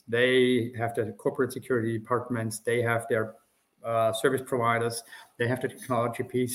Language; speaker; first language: English; non-native, fluent; German